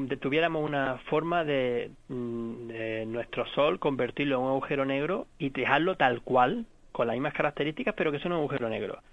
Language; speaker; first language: Spanish; native; Spanish